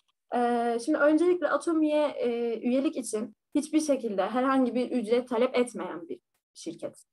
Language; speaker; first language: Turkish; native; Turkish